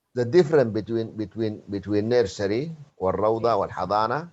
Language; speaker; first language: Arabic; native; Arabic